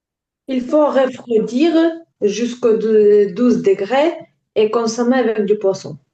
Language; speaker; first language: French; non-native, learner; Ukrainian